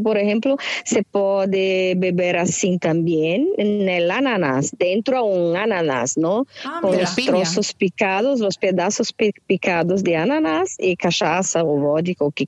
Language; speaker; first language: Spanish; non-native, fluent; Portuguese